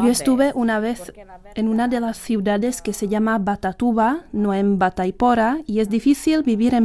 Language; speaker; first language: Spanish; non-native, fluent; Czech